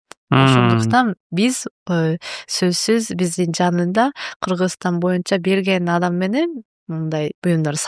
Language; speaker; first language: Kyrgyz; non-native, learner; Japanese